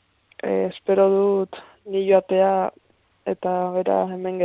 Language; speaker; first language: Basque; non-native, local second language; Spanish